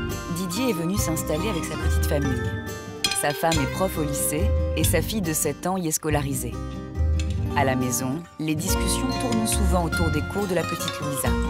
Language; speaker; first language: French; native; French